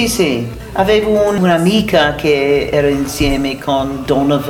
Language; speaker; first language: Italian; non-native, learner; English